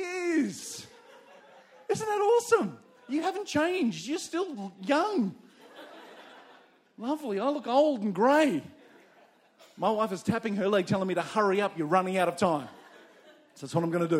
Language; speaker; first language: English; native; English